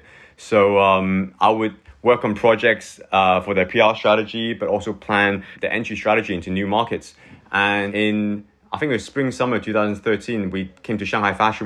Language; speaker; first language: English; native; English